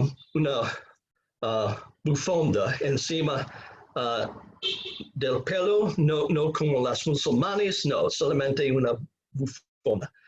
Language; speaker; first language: Spanish; non-native, fluent; English